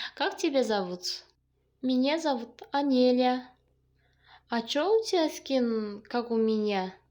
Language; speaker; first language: Russian; non-native, local second language; Kazakh